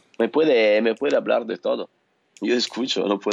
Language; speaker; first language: Spanish; non-native, learner; Italian